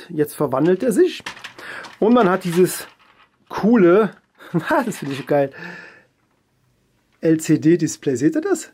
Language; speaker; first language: German; native; German